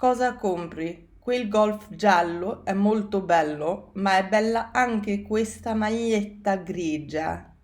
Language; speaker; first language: Italian; non-native, fluent; English